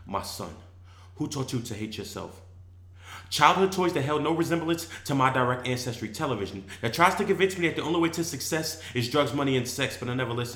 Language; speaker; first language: English; native; English